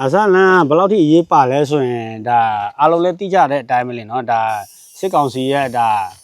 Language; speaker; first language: Burmese; non-native, local second language; S'gaw Karen